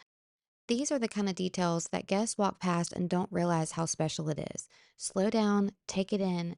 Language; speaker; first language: English; native; English